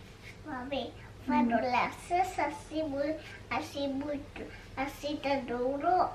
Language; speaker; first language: Spanish; early bilingual, heritage; Spanish